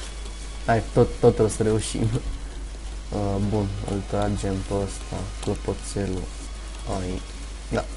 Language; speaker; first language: Romanian; native; Romanian